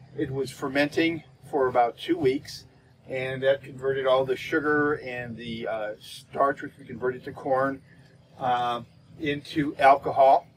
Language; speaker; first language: English; native; English